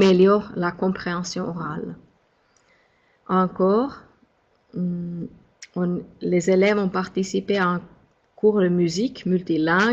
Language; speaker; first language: French; non-native, fluent; Finnish